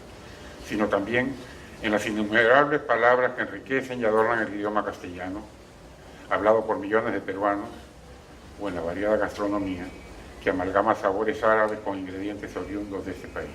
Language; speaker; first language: Spanish; native; Spanish